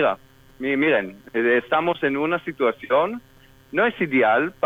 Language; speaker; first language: Spanish; non-native, fluent; Hebrew